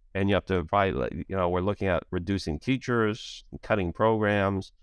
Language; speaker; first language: English; native; English